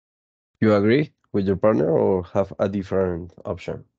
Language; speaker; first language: English; non-native, fluent; Spanish